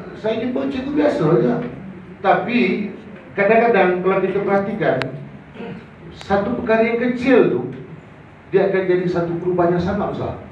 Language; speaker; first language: Malay; native; Malay